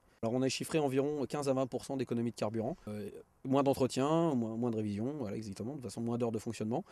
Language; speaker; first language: French; native; French